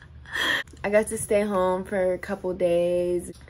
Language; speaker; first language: English; native; English